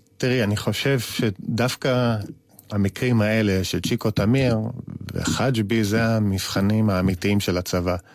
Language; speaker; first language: Hebrew; native; Hebrew